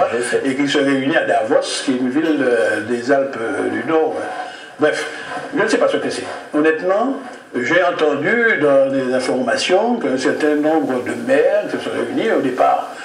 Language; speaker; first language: French; native; French